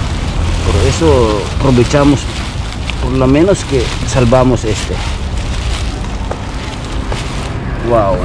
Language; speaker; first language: Spanish; non-native, learner; Filipino